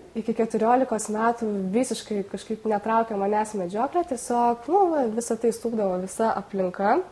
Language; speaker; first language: Lithuanian; native; Lithuanian